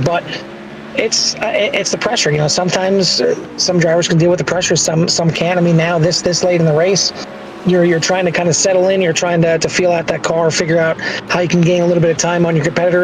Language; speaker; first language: English; native; English